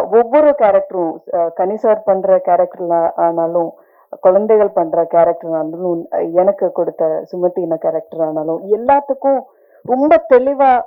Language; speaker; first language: Tamil; non-native, learner; Malayalam